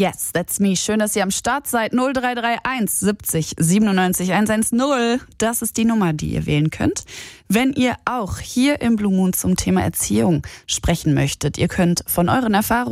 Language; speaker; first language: German; native; German